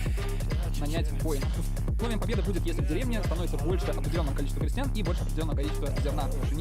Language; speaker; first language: Russian; native; Russian